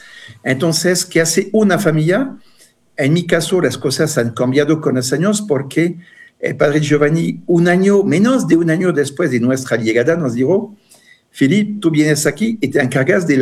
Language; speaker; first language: Spanish; non-native, fluent; French